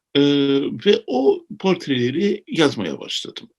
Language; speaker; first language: Turkish; native; Turkish